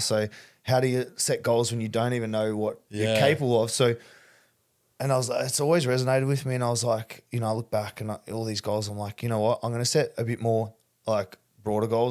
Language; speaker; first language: English; native; English